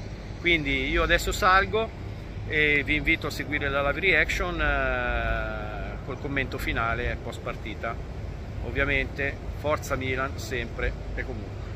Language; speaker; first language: Italian; native; Italian